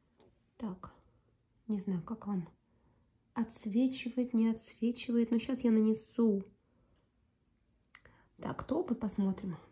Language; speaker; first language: Russian; native; Russian